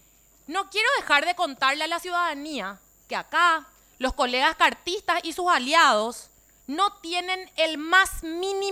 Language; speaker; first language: Spanish; native; Spanish